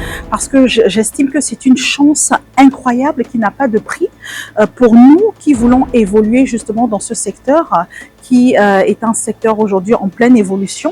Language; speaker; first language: French; non-native, local second language; Ewe